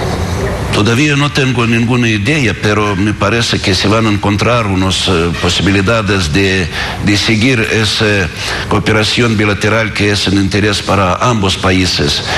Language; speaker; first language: Spanish; non-native, fluent; Russian